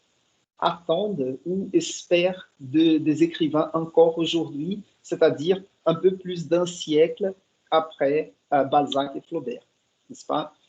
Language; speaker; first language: French; non-native, fluent; Portuguese